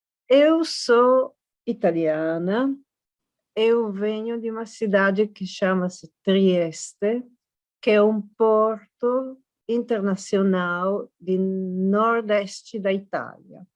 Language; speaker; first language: Portuguese; non-native, fluent; Italian